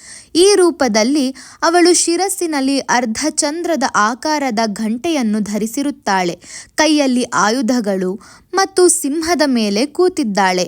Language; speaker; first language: Kannada; native; Kannada